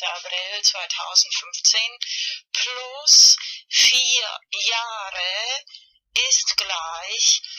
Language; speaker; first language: German; non-native, fluent; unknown